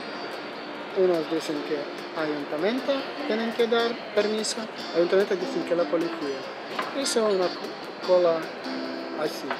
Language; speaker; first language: Spanish; non-native, learner; Ukrainian